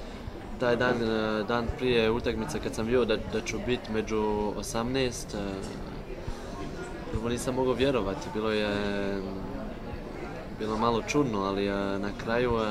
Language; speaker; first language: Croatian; early bilingual, heritage; Bosnian